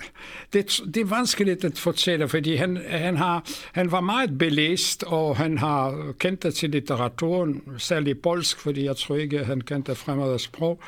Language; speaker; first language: Swedish; non-native, fluent; Polish